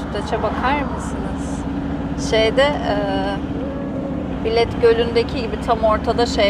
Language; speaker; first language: Turkish; native; Turkish